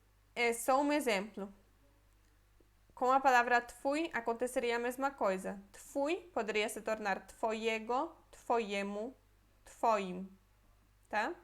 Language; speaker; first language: Portuguese; non-native, fluent; Polish